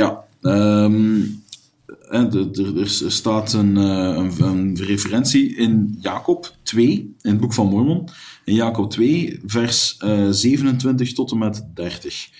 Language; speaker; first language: Dutch; native; Dutch